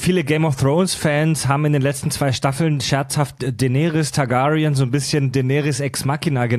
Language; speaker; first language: German; native; German